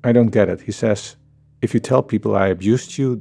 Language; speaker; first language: English; non-native, fluent; Dutch